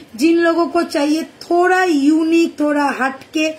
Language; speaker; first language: Hindi; non-native, local second language; Bangla